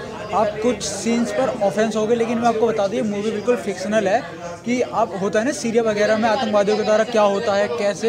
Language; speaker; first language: Hindi; native; Hindi